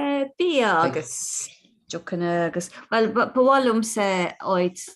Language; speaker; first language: Irish; non-native, learner; English